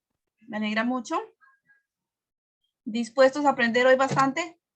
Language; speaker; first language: Spanish; native; Spanish